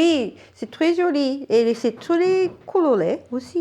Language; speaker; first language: French; non-native, learner; Japanese